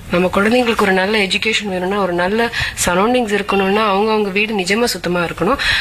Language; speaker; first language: Tamil; non-native, local second language; Malayalam